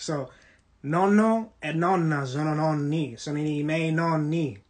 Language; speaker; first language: Italian; early bilingual, heritage; Italian